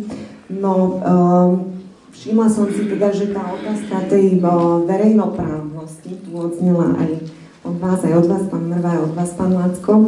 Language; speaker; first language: Slovak; native; Slovak